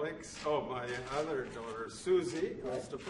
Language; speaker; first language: English; non-native, fluent; Spanish